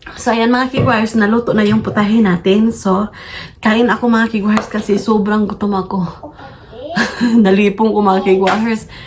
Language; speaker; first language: Filipino; non-native, local second language; Cebuano